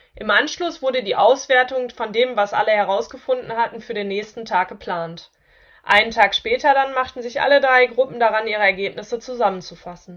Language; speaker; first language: German; native; German